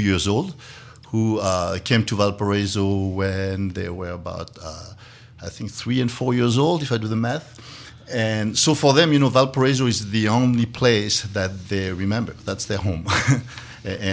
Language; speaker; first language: English; non-native, fluent; French